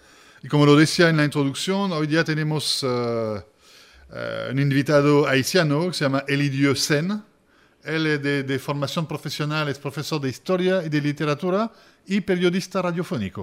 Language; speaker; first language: Spanish; native; Spanish